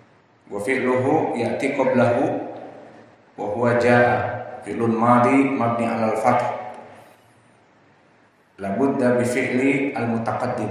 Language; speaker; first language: Arabic; non-native, fluent; Indonesian